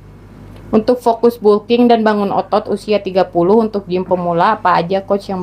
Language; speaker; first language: Indonesian; native; Indonesian